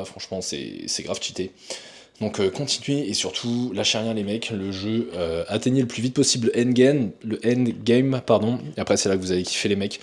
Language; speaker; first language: French; native; French